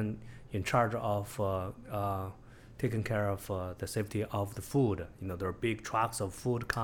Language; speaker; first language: English; non-native, fluent; Chinese